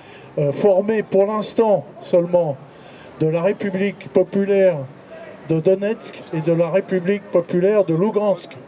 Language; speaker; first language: French; native; French